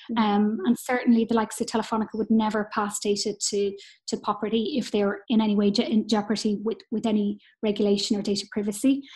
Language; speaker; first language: English; native; English